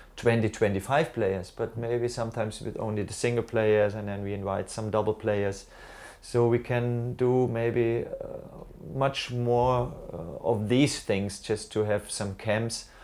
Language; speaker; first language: English; non-native, fluent; German